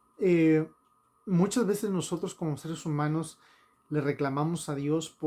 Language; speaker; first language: Spanish; native; Spanish